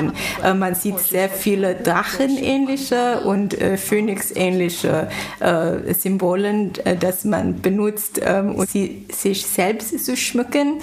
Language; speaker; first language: German; non-native, fluent; Chinese